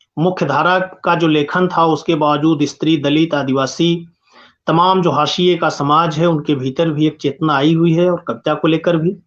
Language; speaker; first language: Hindi; native; Hindi